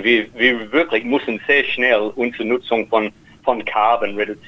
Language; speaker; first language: German; non-native, learner; English